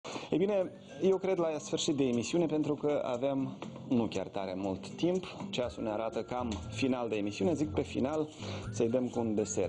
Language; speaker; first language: Romanian; native; Romanian